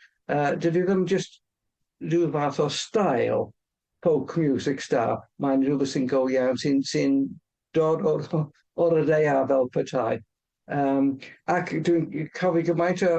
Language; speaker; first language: Welsh; non-native, fluent; English